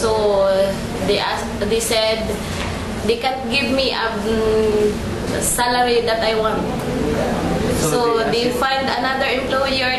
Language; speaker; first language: English; non-native, learner; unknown